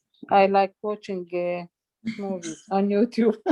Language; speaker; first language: English; non-native, learner; Arabic